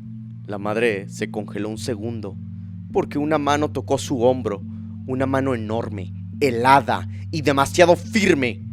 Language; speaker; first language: Spanish; native; Spanish